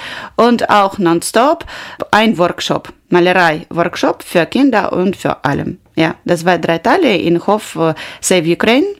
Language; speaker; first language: German; non-native, learner; Ukrainian